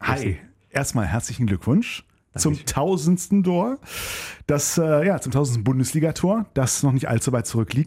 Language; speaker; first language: German; native; German